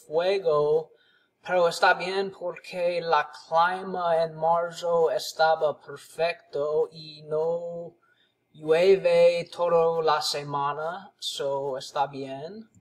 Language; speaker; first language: Spanish; non-native, learner; English